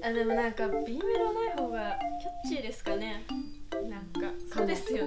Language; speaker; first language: Japanese; native; Japanese